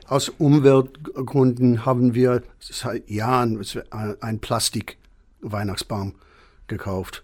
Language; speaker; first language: German; non-native, fluent; English